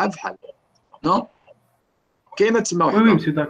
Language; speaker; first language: French; non-native, local second language; Arabic